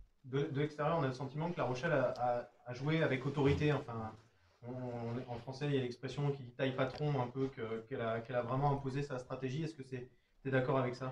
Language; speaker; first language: French; native; French